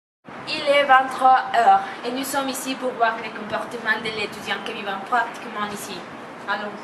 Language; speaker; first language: French; non-native, learner; Spanish